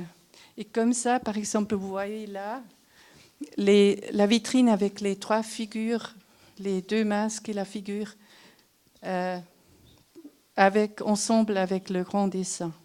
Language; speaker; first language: French; non-native, local second language; German